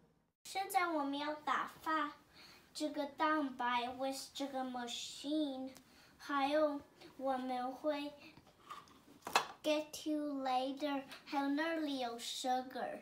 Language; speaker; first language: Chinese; early bilingual, heritage; Chinese